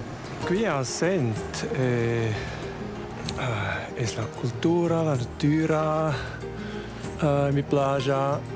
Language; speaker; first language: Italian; non-native, learner; German